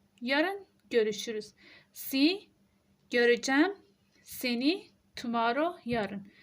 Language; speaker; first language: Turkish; non-native, fluent; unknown